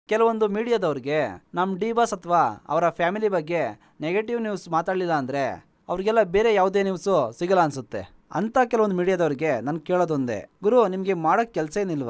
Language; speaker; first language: Kannada; native; Kannada